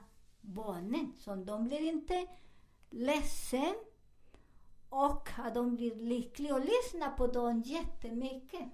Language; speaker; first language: Swedish; non-native, learner; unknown